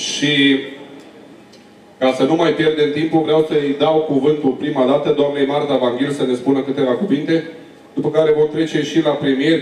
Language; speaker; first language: Romanian; native; Romanian